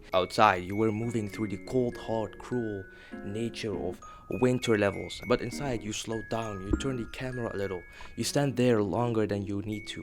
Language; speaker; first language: English; non-native, fluent; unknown